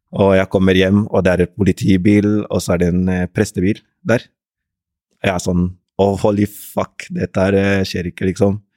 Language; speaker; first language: Norwegian; early bilingual, other home language; Rundi